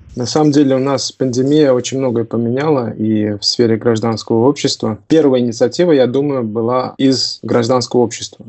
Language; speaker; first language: Russian; non-native, local second language; Tajik